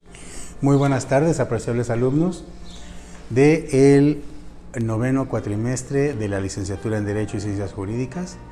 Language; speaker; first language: Spanish; native; Spanish